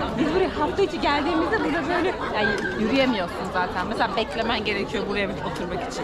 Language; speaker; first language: Turkish; native; Turkish